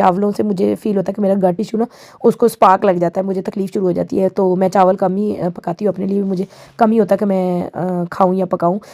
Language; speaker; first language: Urdu; native; Urdu